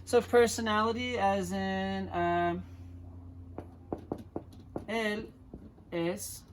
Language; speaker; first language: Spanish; non-native, fluent; English